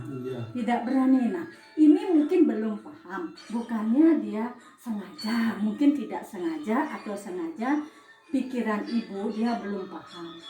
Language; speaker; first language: Indonesian; non-native, local second language; Balinese